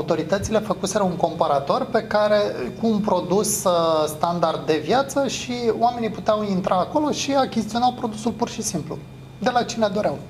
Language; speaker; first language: Romanian; native; Romanian